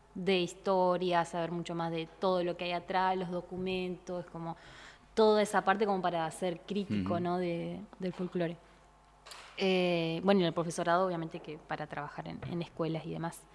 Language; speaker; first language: Spanish; native; Spanish